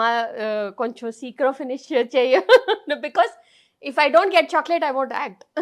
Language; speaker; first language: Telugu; non-native, fluent; Tamil